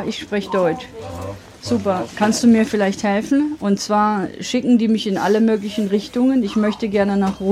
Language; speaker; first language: German; native; German